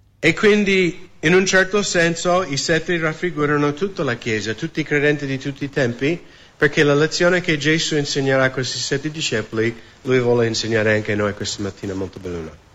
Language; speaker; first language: Italian; non-native, fluent; English